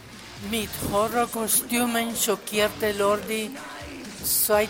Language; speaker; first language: German; non-native, learner; Spanish